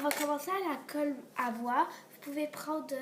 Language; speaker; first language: French; native; French